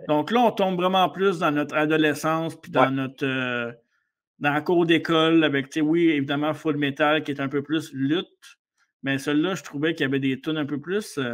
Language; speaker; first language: French; native; French